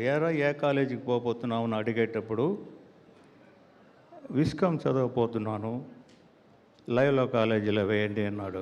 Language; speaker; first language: Telugu; non-native, learner; Tamil